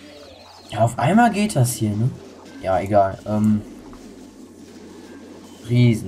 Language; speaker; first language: German; native; German